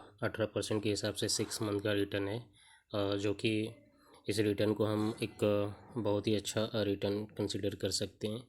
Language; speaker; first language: Hindi; native; Hindi